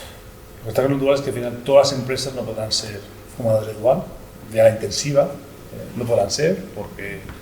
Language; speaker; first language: Spanish; native; Spanish